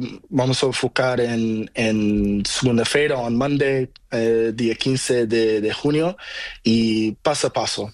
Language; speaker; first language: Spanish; non-native, learner; Portuguese